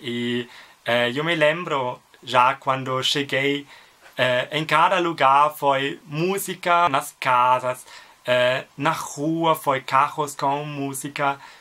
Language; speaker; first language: Portuguese; non-native, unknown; German